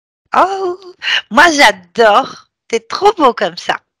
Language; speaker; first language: French; native; French